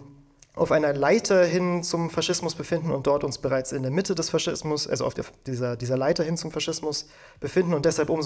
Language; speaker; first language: German; native; German